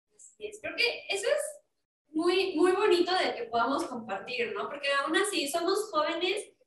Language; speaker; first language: Spanish; non-native, fluent; English